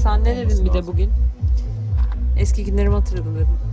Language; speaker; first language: Turkish; native; Turkish